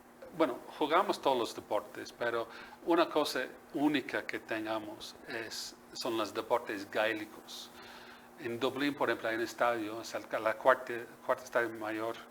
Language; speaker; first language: Spanish; non-native, fluent; English